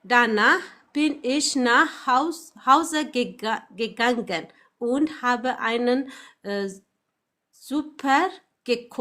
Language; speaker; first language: German; non-native, learner; Amharic